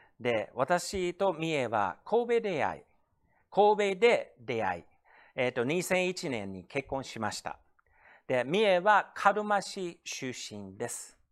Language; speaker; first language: Japanese; non-native, fluent; English